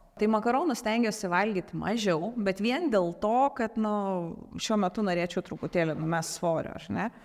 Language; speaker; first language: Lithuanian; native; Lithuanian